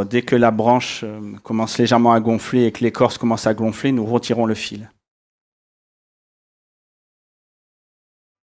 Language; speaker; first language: French; native; French